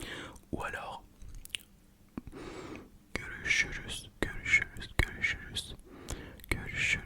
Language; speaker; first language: Turkish; early bilingual, heritage; Turkish